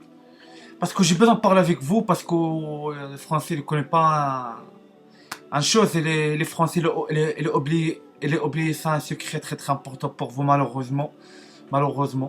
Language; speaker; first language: French; non-native, learner; Arabic